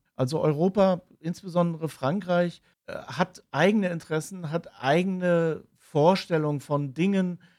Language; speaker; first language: German; native; German